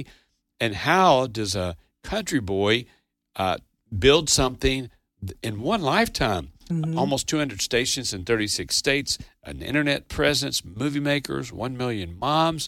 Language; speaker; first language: English; native; English